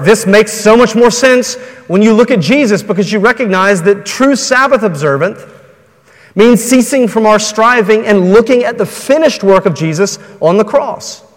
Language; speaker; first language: English; native; English